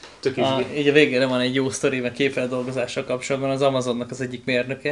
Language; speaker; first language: Hungarian; native; Hungarian